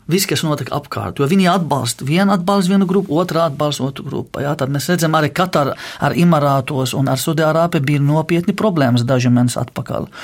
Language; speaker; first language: Latvian; non-native, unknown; Arabic